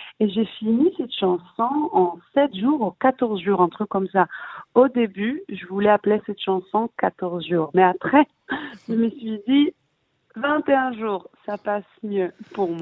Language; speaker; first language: French; early bilingual, heritage; Hebrew